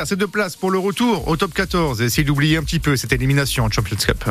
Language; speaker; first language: French; native; French